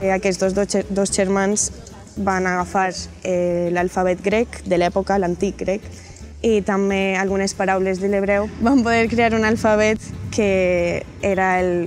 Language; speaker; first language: Catalan; non-native, fluent; Bulgarian